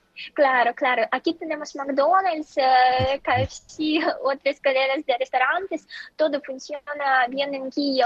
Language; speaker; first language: Spanish; non-native, fluent; Ukrainian